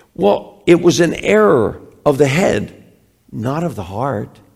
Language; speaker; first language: English; native; English